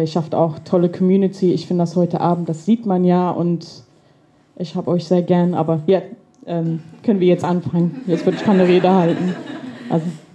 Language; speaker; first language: German; non-native, fluent; English